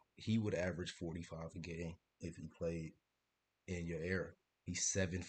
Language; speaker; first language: English; native; English